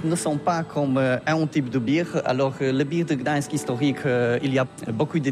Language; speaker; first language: French; non-native, learner; Polish